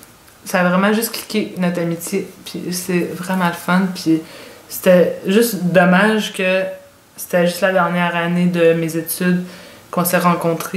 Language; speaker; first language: French; native; French